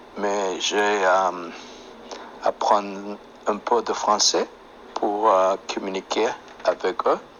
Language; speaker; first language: French; non-native, learner; English